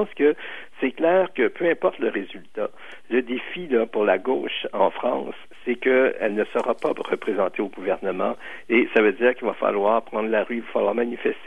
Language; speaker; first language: French; native; French